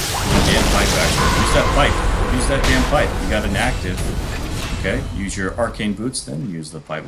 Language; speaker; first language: English; native; English